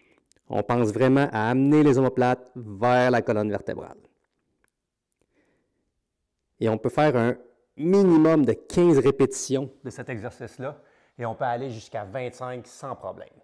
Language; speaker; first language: French; native; French